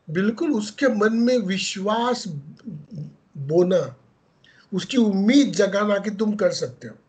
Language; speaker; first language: Hindi; non-native, local second language; Marathi